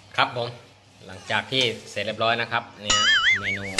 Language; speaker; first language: Thai; non-native, local second language; Northeastern Thai